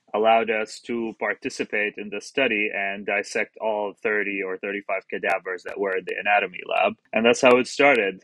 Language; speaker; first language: English; non-native, fluent; Arabic